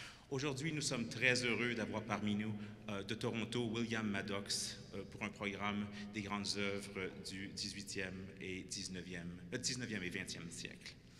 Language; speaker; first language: French; native; French